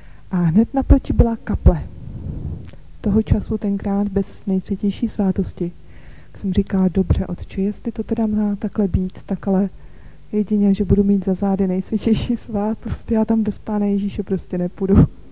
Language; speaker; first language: Czech; native; Czech